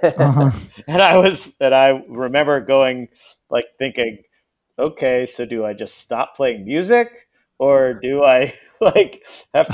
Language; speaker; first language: English; native; English